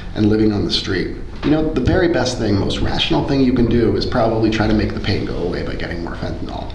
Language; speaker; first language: English; early bilingual, other home language; Spanish